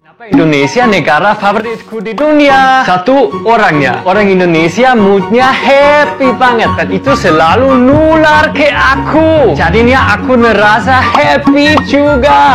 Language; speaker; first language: Indonesian; non-native, fluent; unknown